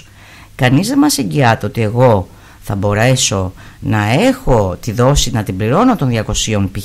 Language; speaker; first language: Greek; native; Greek